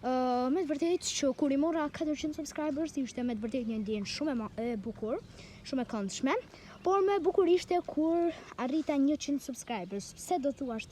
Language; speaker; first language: Albanian; early bilingual, heritage; Albanian